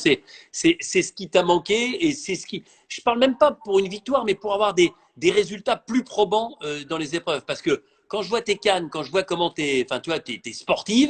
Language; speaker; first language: French; native; French